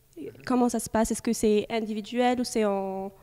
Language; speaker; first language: French; native; French